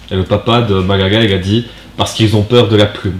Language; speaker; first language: French; native; French